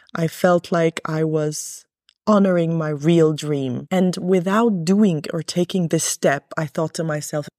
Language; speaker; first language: English; early bilingual, other home language; Arabic